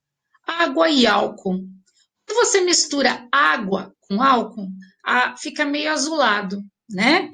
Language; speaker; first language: Portuguese; native; Portuguese